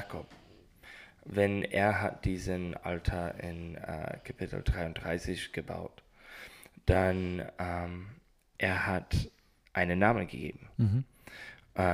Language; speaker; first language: German; non-native, learner; English